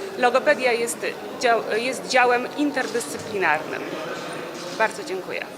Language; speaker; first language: Polish; native; Polish